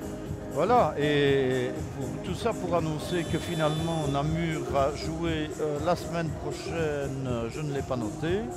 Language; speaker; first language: French; native; French